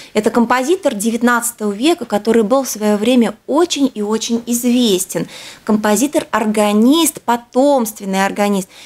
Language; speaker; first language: Russian; native; Russian